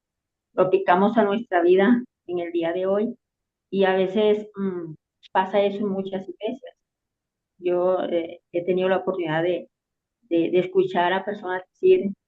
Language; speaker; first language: Spanish; native; Spanish